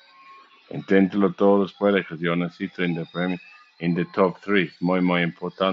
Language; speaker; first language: Spanish; non-native, learner; English